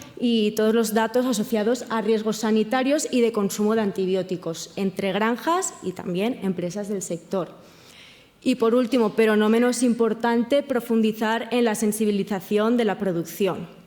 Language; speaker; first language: Spanish; native; Spanish